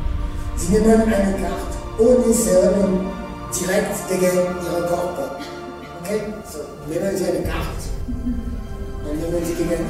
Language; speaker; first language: German; non-native, learner; French